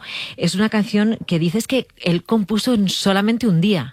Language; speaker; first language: Spanish; native; Spanish